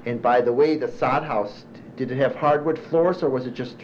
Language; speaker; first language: English; early bilingual, other home language; German